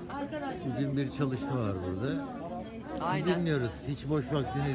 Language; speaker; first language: Turkish; native; Turkish